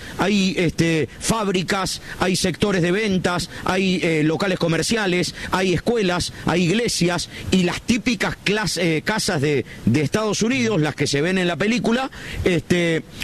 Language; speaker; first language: Spanish; native; Spanish